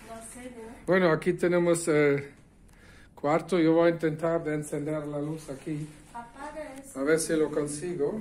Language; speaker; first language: Spanish; non-native, fluent; German